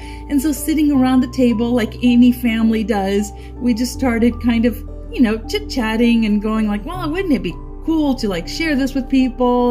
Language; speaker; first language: English; non-native, fluent; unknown